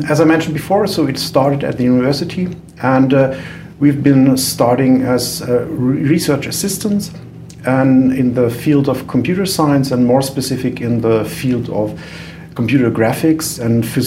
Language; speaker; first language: English; non-native, fluent; German